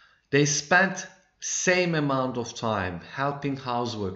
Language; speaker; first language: English; non-native, fluent; Turkish